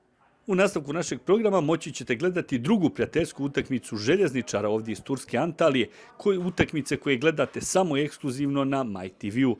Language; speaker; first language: Bosnian; native; Bosnian